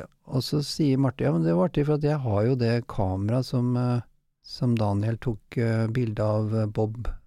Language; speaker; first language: Norwegian; native; Norwegian